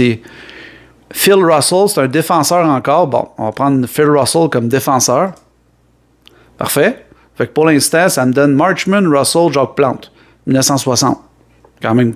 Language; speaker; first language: French; native; French